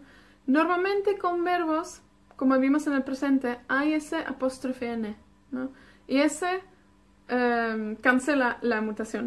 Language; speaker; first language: Spanish; non-native, fluent; Welsh